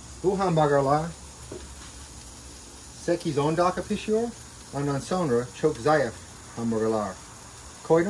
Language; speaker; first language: Turkish; non-native, learner; English